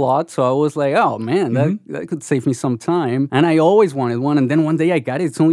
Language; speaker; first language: English; non-native, fluent; Spanish